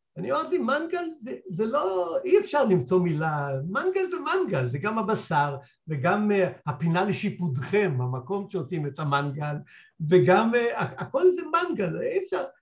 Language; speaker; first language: Hebrew; native; Hebrew